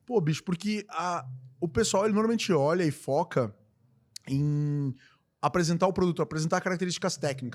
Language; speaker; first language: Portuguese; native; Portuguese